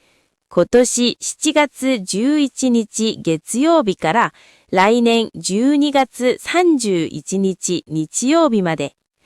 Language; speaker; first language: Japanese; non-native, fluent; Korean